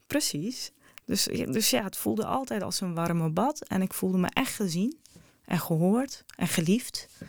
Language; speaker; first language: Dutch; early bilingual, other home language; Arabic